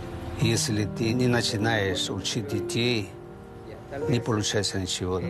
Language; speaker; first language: Russian; non-native, learner; Spanish